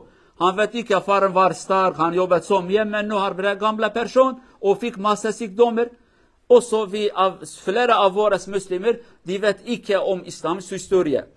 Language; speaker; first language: Norwegian; non-native, learner; Kurdish